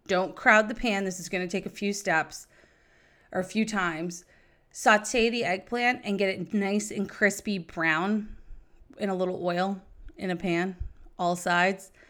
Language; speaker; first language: English; native; English